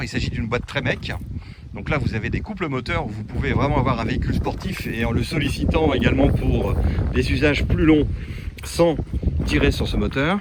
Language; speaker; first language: French; native; French